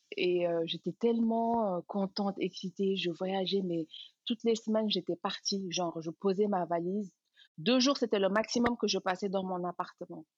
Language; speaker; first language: French; non-native, local second language; Serer